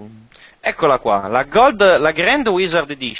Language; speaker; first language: Italian; native; Italian